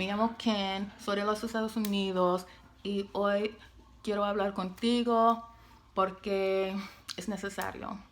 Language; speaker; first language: Spanish; non-native, learner; English